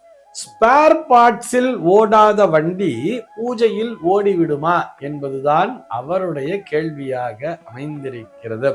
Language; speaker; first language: Tamil; native; Tamil